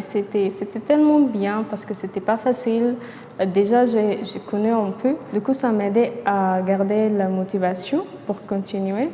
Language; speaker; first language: French; non-native, fluent; Arabic